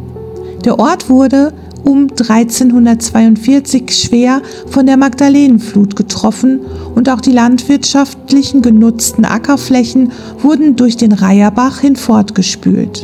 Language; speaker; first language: German; native; German